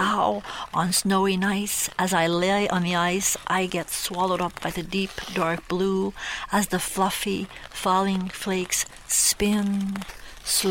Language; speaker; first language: English; non-native, fluent; French